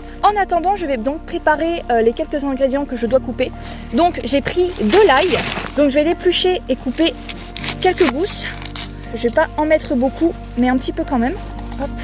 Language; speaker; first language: French; native; French